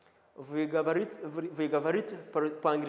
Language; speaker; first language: Russian; non-native, learner; Kinyarwanda